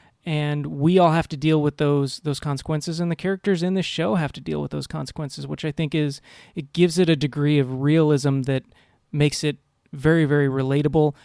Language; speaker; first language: English; native; English